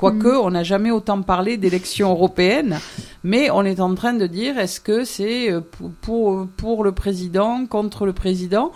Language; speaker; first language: French; native; French